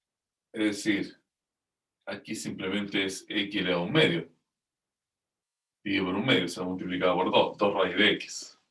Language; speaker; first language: Spanish; native; Spanish